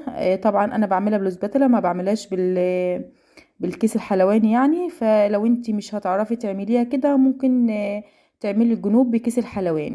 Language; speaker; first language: Arabic; native; Arabic